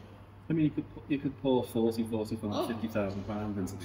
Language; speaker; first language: English; native; English